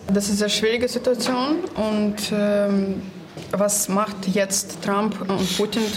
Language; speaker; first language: German; non-native, learner; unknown